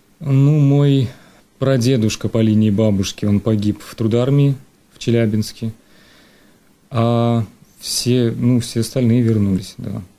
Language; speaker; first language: Russian; native; Russian